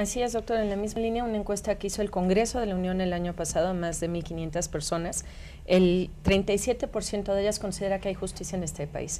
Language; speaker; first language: Spanish; native; Spanish